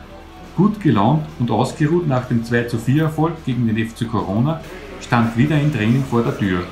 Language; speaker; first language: German; native; German